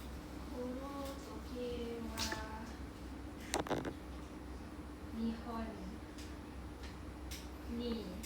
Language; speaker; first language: Japanese; non-native, learner; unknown